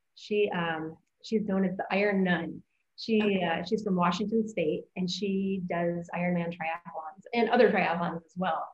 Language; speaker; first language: English; native; English